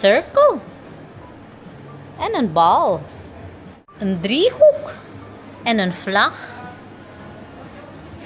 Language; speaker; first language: Dutch; non-native, learner; Filipino